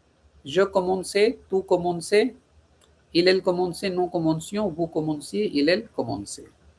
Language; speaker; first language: French; non-native, fluent; Hindi